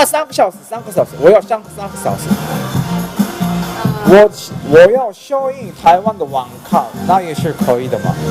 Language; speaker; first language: Chinese; non-native, learner; Korean